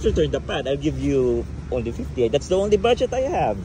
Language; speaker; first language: English; non-native, local second language; Filipino